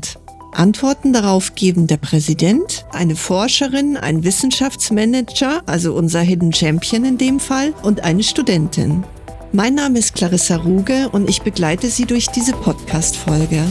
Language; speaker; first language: German; native; German